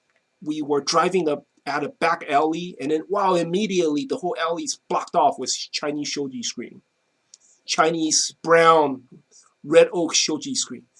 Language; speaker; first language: English; non-native, fluent; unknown